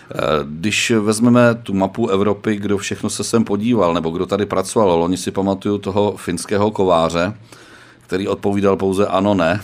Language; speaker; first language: Czech; native; Czech